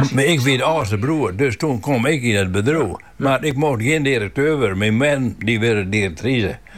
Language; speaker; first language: Dutch; non-native, local second language; Western Frisian